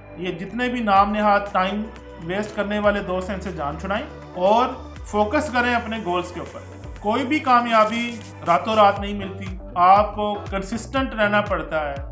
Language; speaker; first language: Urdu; non-native, local second language; Punjabi